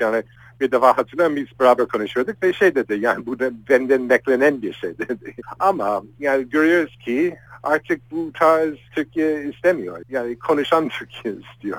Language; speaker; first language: Turkish; non-native, fluent; English